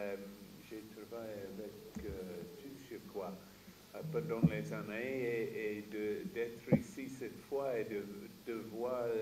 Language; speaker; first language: French; non-native, fluent; English